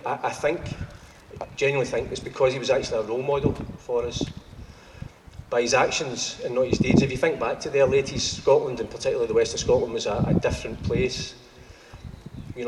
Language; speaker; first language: English; native; English